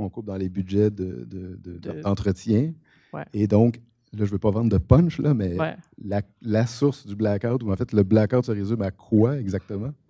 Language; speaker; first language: French; native; French